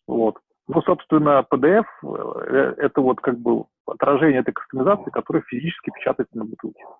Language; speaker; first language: Russian; native; Russian